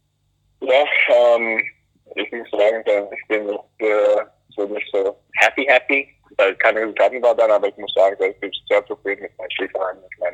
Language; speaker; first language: German; non-native, fluent; English